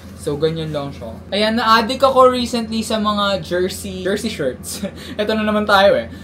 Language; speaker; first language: Filipino; native; Filipino